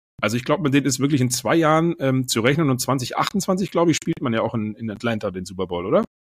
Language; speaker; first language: German; native; German